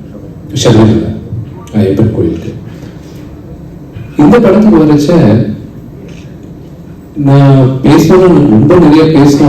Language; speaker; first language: Tamil; non-native, local second language; Telugu